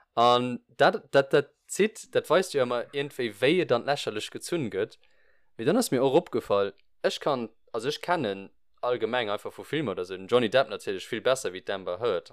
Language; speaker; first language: Luxembourgish; early bilingual, other home language; English